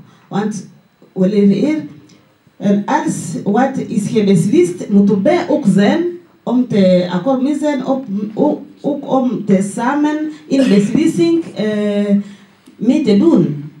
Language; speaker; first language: Dutch; non-native, learner; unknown